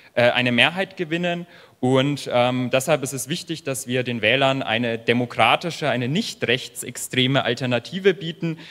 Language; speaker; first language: German; native; German